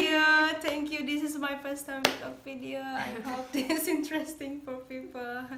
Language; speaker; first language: English; non-native, learner; Indonesian